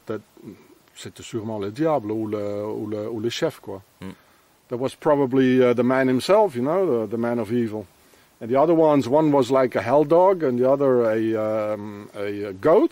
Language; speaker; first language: English; non-native, fluent; French